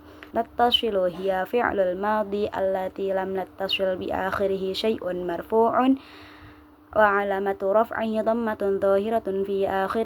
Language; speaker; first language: Arabic; non-native, learner; Indonesian